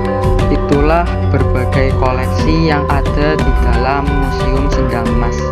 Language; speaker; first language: Indonesian; native; Indonesian